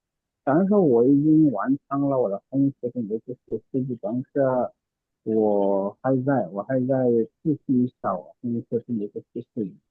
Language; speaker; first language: Chinese; non-native, learner; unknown